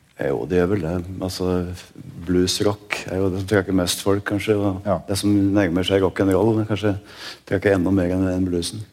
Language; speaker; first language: Norwegian; native; Norwegian